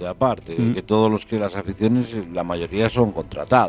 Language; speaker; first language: Spanish; native; Spanish